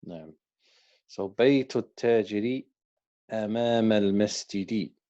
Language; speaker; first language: Arabic; non-native, fluent; English